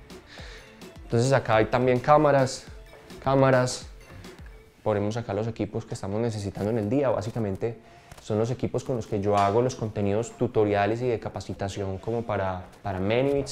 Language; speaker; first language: Spanish; native; Spanish